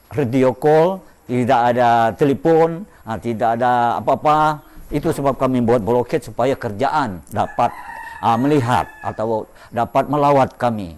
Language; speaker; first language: Malay; non-native, local second language; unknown